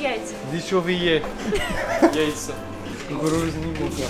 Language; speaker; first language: Russian; non-native, learner; French